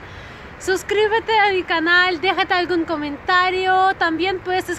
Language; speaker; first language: Spanish; non-native, fluent; Russian